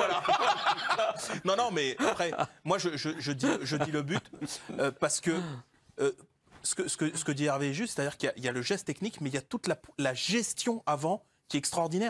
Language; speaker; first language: French; native; French